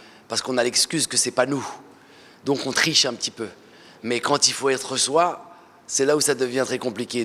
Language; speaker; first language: French; early bilingual, other home language; Arabic